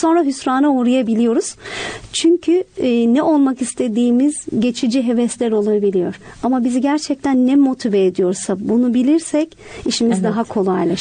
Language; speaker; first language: Turkish; native; Turkish